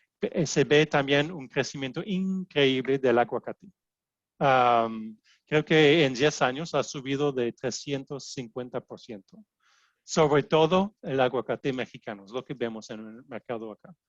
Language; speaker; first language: Spanish; non-native, fluent; French